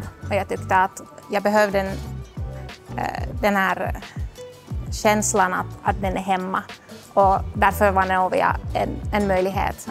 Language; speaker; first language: Swedish; non-native, local second language; Finnish